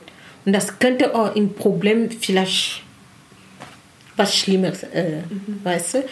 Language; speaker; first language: German; non-native, learner; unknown